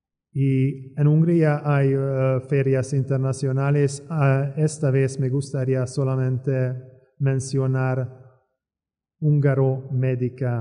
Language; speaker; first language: Spanish; non-native, fluent; Hungarian